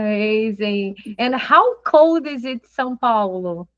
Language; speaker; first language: English; non-native, fluent; Portuguese